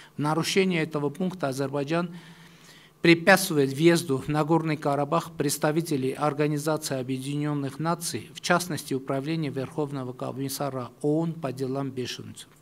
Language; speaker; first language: Russian; non-native, local second language; Armenian